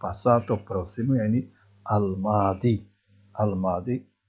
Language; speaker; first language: Italian; non-native, fluent; Arabic